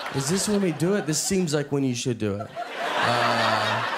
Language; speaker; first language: English; native; English